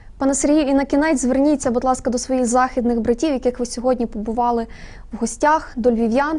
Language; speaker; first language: Ukrainian; native; Ukrainian